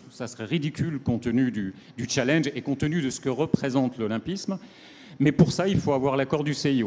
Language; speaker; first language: French; native; French